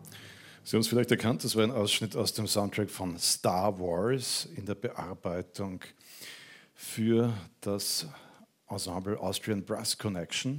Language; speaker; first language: German; native; German